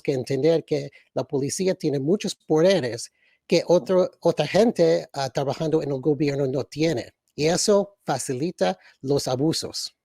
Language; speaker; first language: Spanish; early bilingual, other home language; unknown